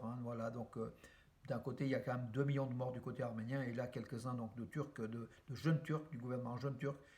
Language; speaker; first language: French; native; French